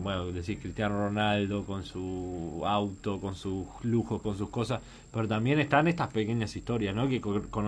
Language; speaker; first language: Spanish; native; Spanish